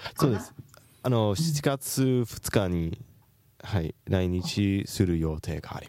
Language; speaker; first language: Japanese; non-native, fluent; English